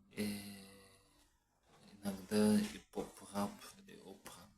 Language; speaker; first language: Russian; non-native, learner; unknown